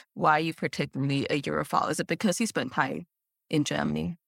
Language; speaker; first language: English; native; English